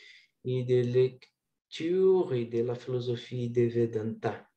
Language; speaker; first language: French; non-native, learner; Portuguese